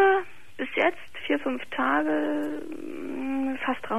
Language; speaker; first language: German; native; German